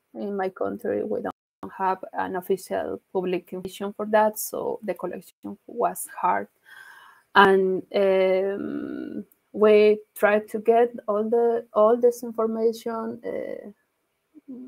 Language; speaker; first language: English; non-native, learner; Spanish